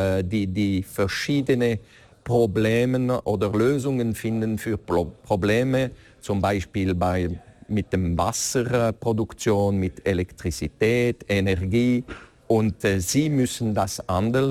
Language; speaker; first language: German; non-native, local second language; French